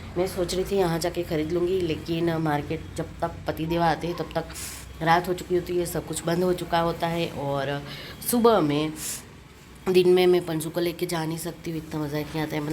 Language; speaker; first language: Hindi; non-native, local second language; Gujarati